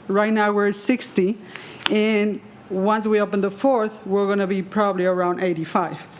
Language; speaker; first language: English; non-native, fluent; Spanish